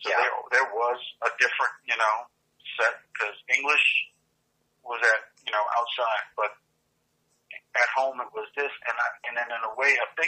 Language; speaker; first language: English; native; English